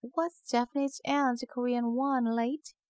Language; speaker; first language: English; non-native, fluent; Korean